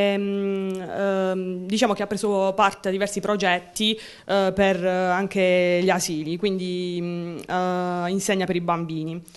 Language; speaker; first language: Italian; native; Italian